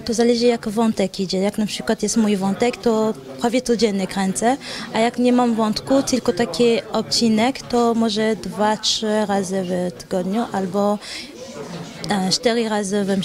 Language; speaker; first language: Polish; non-native, learner; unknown